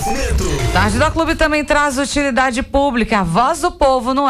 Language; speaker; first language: Portuguese; native; Portuguese